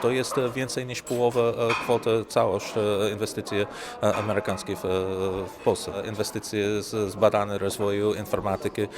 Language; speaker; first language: Polish; non-native, learner; English